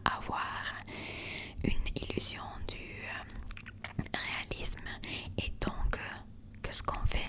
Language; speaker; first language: French; non-native, learner; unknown